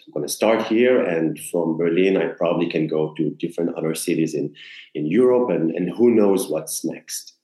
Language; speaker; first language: English; non-native, fluent; Hebrew